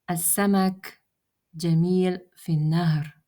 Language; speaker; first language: Arabic; non-native, fluent; Russian